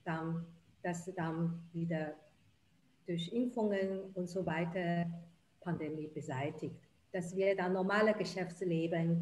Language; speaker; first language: German; non-native, fluent; Chinese